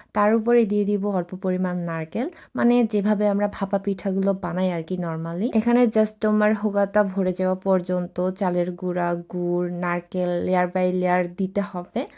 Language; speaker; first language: Bangla; non-native, local second language; Chakma